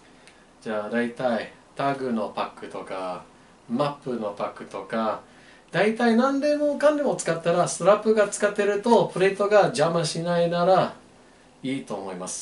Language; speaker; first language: Japanese; non-native, learner; English